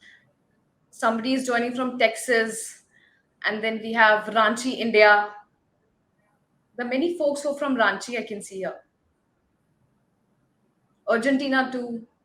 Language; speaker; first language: English; non-native, local second language; Hindi